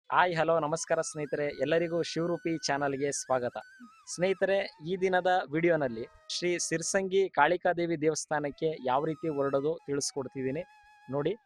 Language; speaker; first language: Kannada; native; Kannada